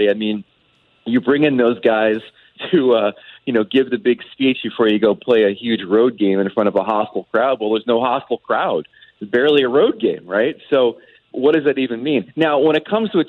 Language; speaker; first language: English; native; English